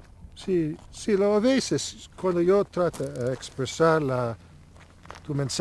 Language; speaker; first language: Spanish; non-native, learner; English